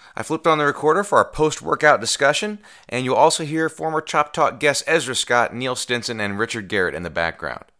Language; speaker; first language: English; native; English